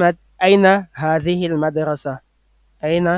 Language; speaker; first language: Arabic; non-native, fluent; French